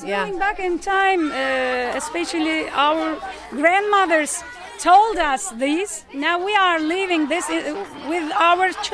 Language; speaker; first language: English; non-native, learner; Turkish